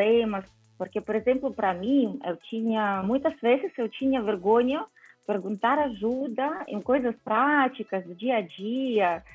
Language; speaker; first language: Portuguese; non-native, fluent; Ukrainian